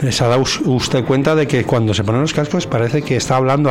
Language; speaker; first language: Spanish; native; Spanish